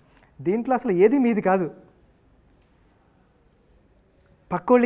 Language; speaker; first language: Telugu; native; Telugu